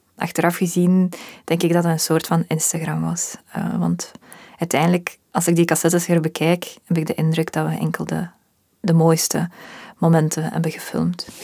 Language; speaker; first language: Dutch; early bilingual, other home language; Russian